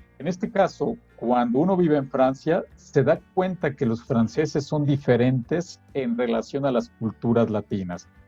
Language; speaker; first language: Spanish; native; Spanish